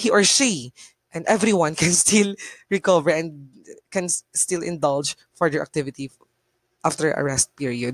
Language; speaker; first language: English; non-native, local second language; Bikol